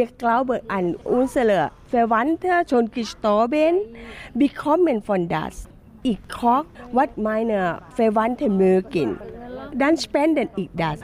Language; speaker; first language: German; non-native, learner; Thai